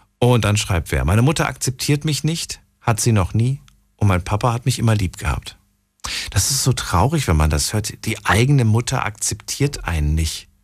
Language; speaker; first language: German; native; German